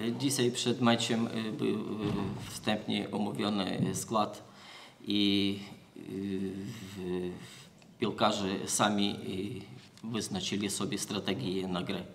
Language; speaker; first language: Polish; non-native, learner; Ukrainian